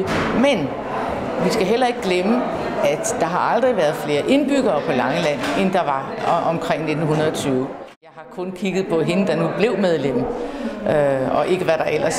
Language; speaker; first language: Danish; native; Danish